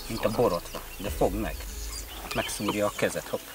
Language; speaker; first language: Hungarian; native; Hungarian